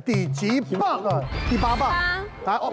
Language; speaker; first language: Chinese; native; Chinese